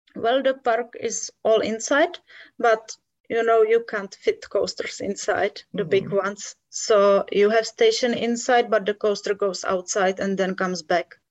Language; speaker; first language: English; non-native, fluent; Czech